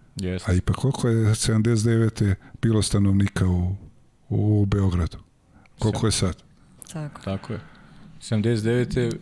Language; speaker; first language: Serbian; native; Serbian